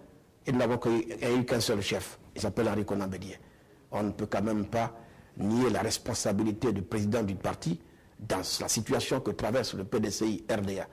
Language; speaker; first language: French; non-native, local second language; Baoulé